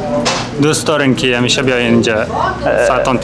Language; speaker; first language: Persian; native; Persian